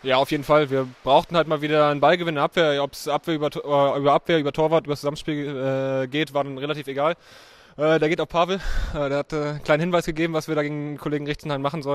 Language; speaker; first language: German; native; German